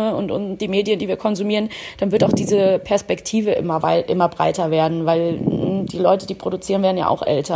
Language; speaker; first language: German; native; German